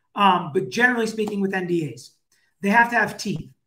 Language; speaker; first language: English; native; English